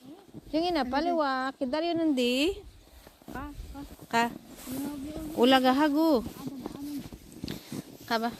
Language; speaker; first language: Korean; non-native, fluent; Filipino